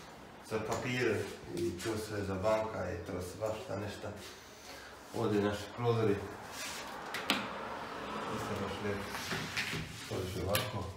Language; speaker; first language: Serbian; early bilingual, heritage; Serbian